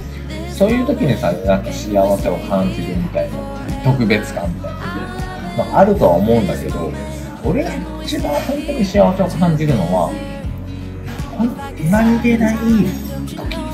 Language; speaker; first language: Japanese; native; Japanese